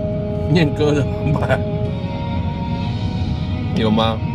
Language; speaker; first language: Chinese; native; Chinese